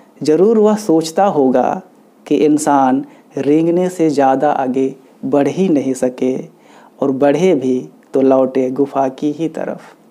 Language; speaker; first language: Hindi; non-native, local second language; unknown